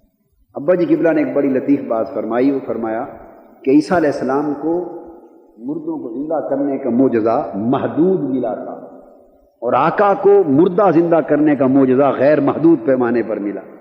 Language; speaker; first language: Urdu; native; Urdu